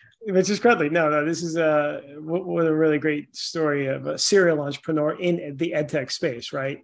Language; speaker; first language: English; native; English